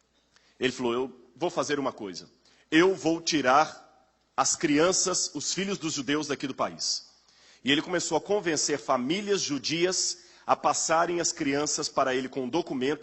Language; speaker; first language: Portuguese; native; Portuguese